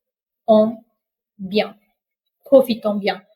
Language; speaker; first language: French; non-native, fluent; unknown